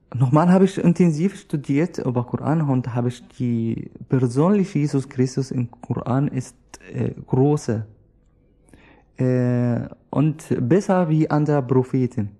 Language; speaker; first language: German; non-native, learner; Arabic